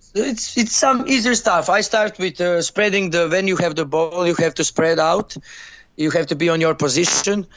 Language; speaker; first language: English; non-native, learner; Croatian